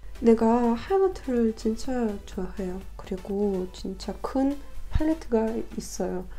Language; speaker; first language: Korean; non-native, learner; Russian